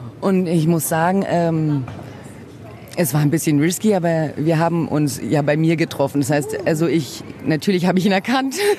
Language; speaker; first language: German; early bilingual, other home language; Portuguese